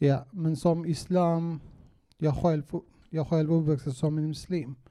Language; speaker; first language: Swedish; non-native, fluent; Kurdish